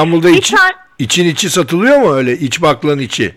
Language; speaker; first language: Turkish; native; Turkish